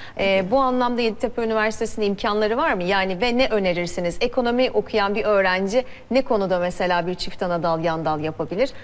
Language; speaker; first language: Turkish; native; Turkish